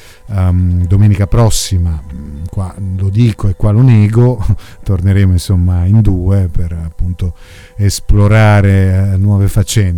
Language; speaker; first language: Italian; native; Italian